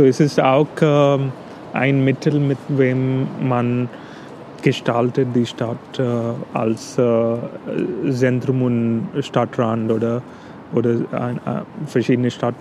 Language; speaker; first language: German; non-native, fluent; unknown